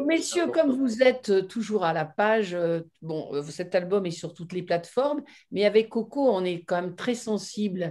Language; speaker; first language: French; native; French